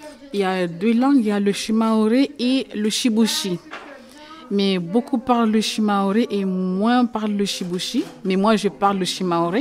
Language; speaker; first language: French; non-native, local second language; Comorian